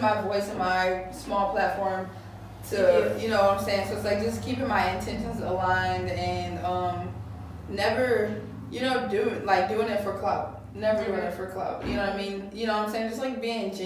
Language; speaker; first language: English; native; English